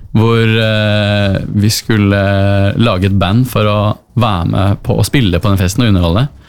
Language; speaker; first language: Norwegian; native; Norwegian